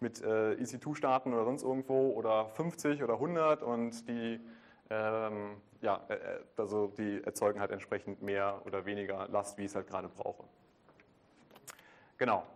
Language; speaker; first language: German; native; German